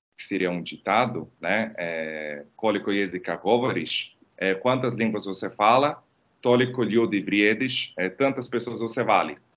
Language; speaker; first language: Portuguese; non-native, fluent; Croatian